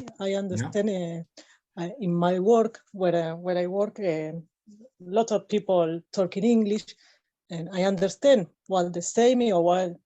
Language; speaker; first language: English; non-native, learner; Spanish